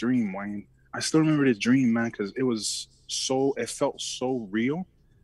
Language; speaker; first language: English; early bilingual, other home language; Samoan